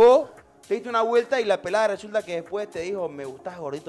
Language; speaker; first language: Spanish; native; Spanish